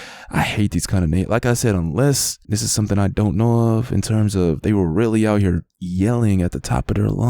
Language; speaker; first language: English; native; English